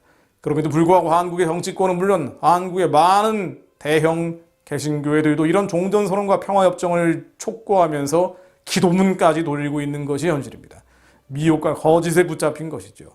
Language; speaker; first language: Korean; native; Korean